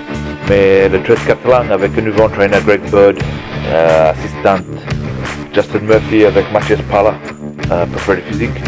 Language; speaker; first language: French; non-native, learner; English